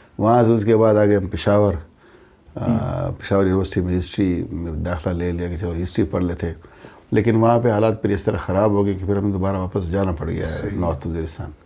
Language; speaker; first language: Urdu; non-native, local second language; Pashto